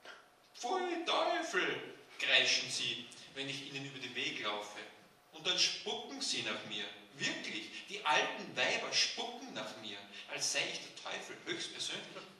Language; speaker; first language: German; native; German